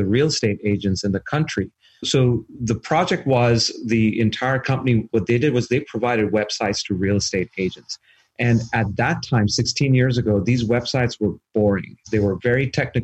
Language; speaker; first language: English; non-native, local second language; Urdu